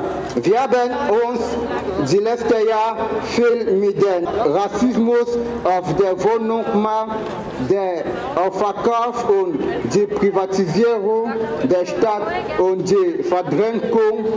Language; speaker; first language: German; non-native, fluent; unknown